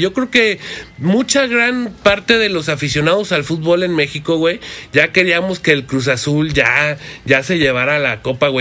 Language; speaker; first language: Spanish; native; Spanish